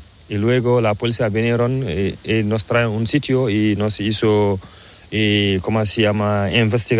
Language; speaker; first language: Spanish; non-native, learner; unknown